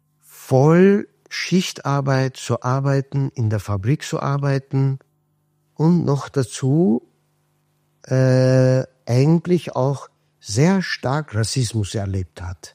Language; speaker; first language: German; non-native, fluent; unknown